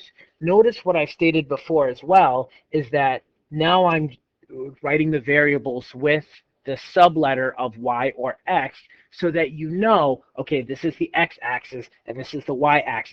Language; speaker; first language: English; native; English